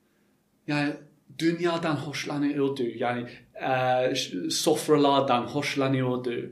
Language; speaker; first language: Turkish; non-native, fluent; English